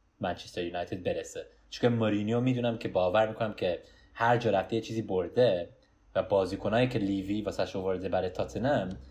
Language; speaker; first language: Persian; early bilingual, heritage; Persian